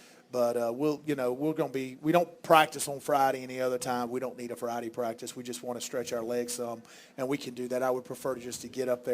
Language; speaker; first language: English; native; English